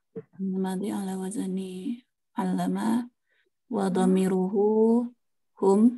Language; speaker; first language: Arabic; non-native, learner; Indonesian